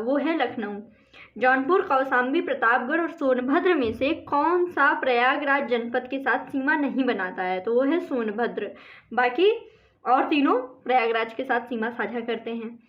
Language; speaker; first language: Hindi; native; Hindi